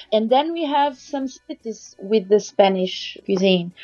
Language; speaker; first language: English; non-native, fluent; Portuguese